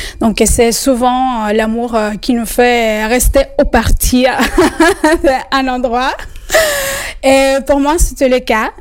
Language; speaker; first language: French; non-native, fluent; Spanish